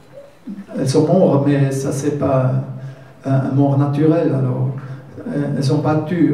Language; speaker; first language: French; non-native, learner; German